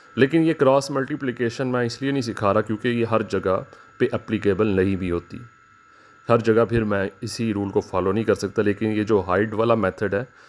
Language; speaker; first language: Urdu; native; Urdu